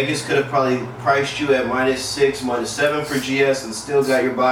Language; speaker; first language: English; native; English